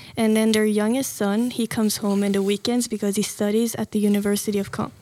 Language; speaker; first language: English; non-native, fluent; Norwegian